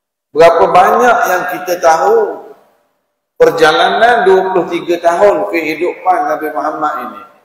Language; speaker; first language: Malay; native; Malay